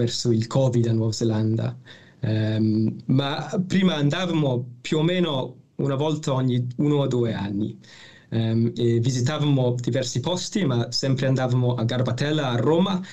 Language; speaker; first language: Italian; non-native, fluent; English